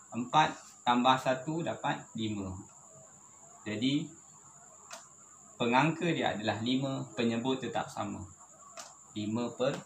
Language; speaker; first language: Malay; native; Malay